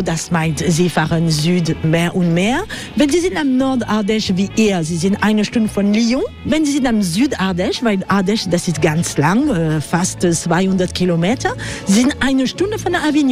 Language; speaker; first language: German; non-native, learner; French